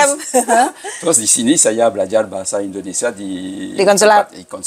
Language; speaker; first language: Indonesian; early bilingual, heritage; Javanese